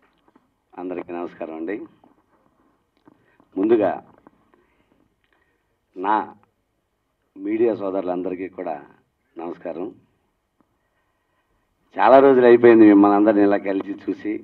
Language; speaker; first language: Telugu; native; Telugu